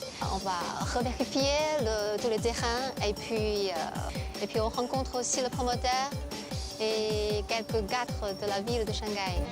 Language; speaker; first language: French; non-native, fluent; Chinese